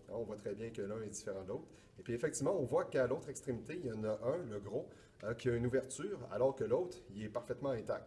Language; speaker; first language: French; native; French